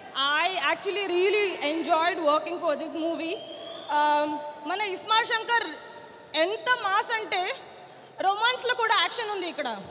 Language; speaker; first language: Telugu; non-native, learner; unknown